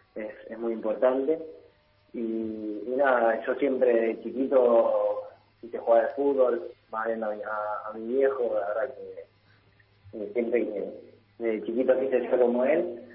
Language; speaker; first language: Spanish; early bilingual, heritage; Italian